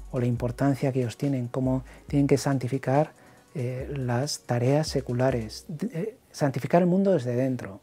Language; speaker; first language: Spanish; native; Spanish